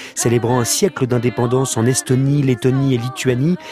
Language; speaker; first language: French; native; French